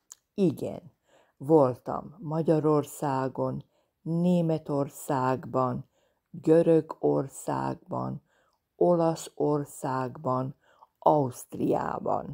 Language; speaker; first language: Hungarian; non-native, fluent; Serbian